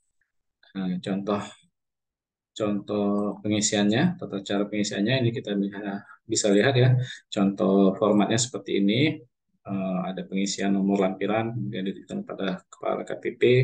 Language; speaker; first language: Indonesian; native; Indonesian